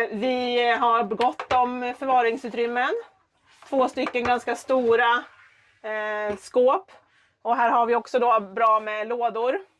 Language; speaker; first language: Swedish; native; Swedish